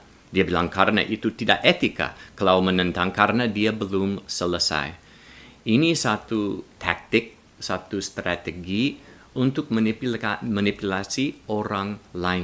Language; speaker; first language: Indonesian; non-native, learner; English